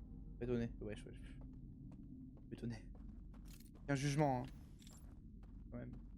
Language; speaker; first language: French; native; French